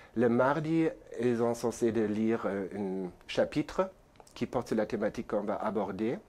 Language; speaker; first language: French; non-native, fluent; German